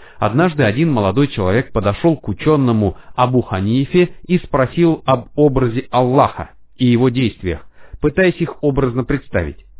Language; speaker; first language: Russian; non-native, fluent; Arabic